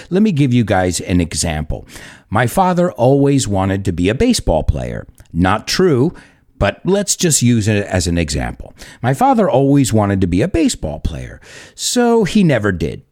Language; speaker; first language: English; native; English